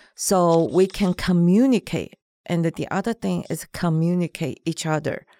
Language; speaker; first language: English; non-native, learner; Chinese